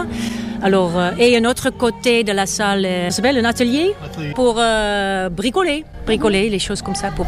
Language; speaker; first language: French; non-native, fluent; Dutch